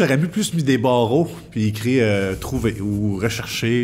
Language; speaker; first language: French; native; French